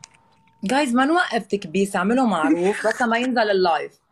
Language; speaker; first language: Arabic; native; Arabic